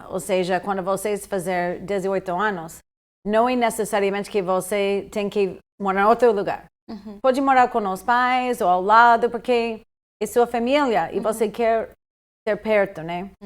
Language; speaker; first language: Portuguese; non-native, fluent; English